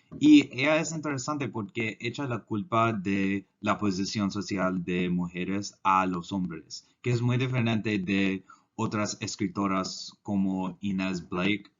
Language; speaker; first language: Spanish; non-native, learner; English